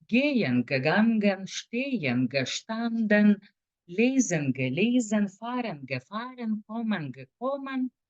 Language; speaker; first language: German; non-native, fluent; Lithuanian